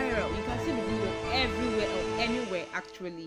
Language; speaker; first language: English; non-native, local second language; Igbo